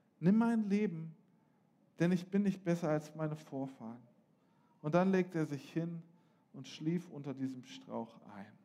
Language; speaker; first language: German; native; German